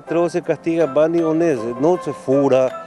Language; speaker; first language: Romanian; non-native, learner; Spanish